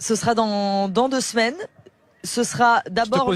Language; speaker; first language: French; native; French